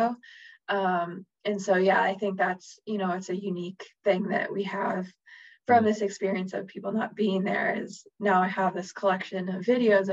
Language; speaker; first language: English; native; English